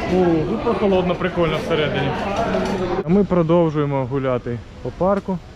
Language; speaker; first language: Ukrainian; non-native, local second language; Russian